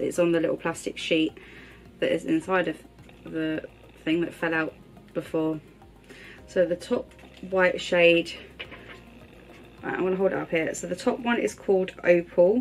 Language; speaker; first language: English; native; English